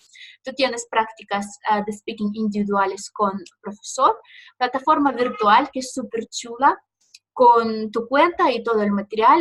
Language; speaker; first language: Spanish; non-native, fluent; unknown